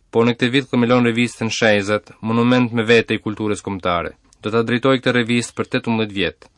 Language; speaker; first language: Albanian; native; Albanian